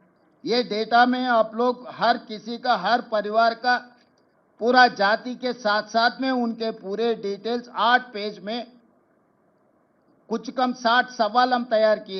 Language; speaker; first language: Hindi; non-native, local second language; Telugu